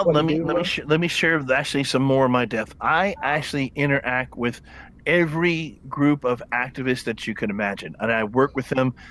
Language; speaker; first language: English; native; English